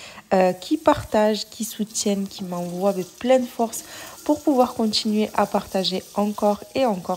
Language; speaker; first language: French; native; French